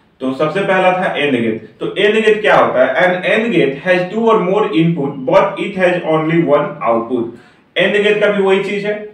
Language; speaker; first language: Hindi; native; Hindi